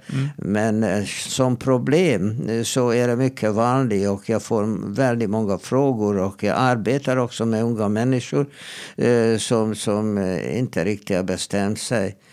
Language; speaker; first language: Swedish; non-native, fluent; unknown